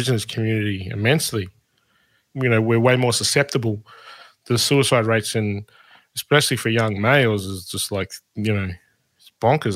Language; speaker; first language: English; native; English